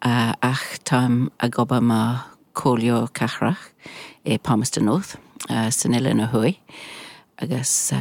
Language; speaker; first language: Irish; non-native, learner; English